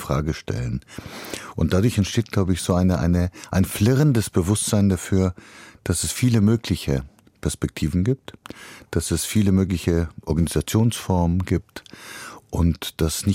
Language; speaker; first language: German; early bilingual, other home language; Bulgarian